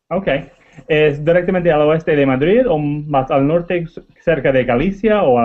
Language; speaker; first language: Spanish; non-native, learner; English